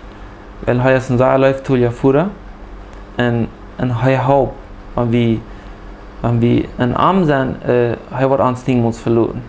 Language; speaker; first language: German; early bilingual, heritage; Plautdietsch